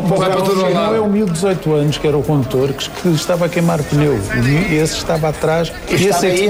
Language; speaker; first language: Portuguese; native; Portuguese